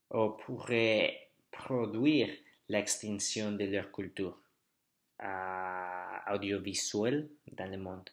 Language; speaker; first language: French; non-native, learner; Spanish